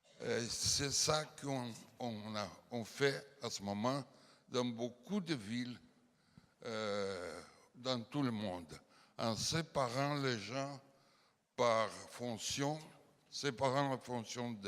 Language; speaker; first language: French; non-native, fluent; Portuguese